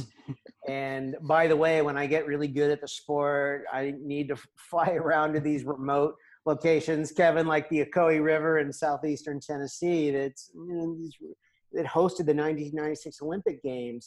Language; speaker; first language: English; native; English